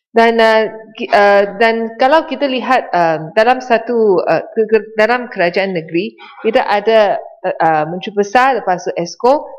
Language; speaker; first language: Malay; non-native, local second language; Chinese